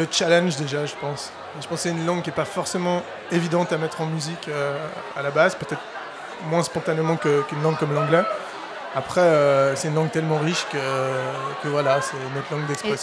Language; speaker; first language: French; native; French